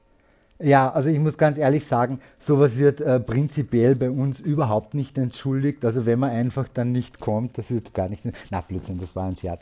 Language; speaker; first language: German; native; German